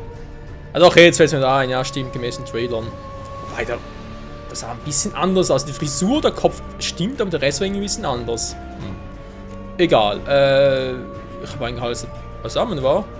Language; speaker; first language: German; native; German